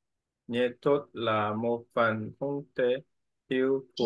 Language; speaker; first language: Vietnamese; non-native, learner; Korean